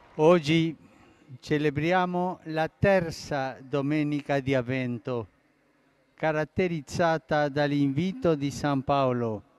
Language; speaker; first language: Italian; early bilingual, heritage; Spanish